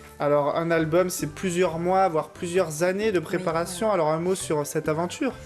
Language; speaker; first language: French; native; French